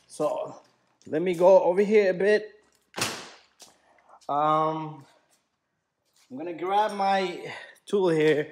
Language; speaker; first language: English; native; English